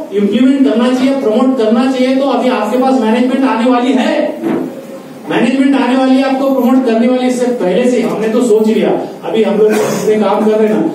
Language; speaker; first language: Hindi; non-native, local second language; Marathi